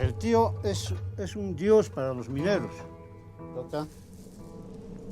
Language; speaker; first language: Spanish; native; Spanish